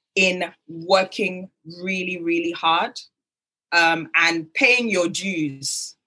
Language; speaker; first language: English; native; English